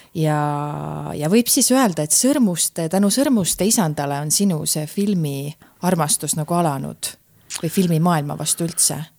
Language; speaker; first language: Estonian; native; Estonian